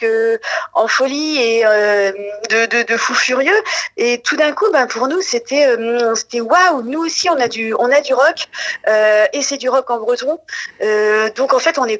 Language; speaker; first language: French; non-native, local second language; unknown